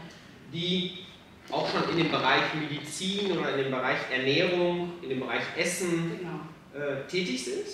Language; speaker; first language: German; native; German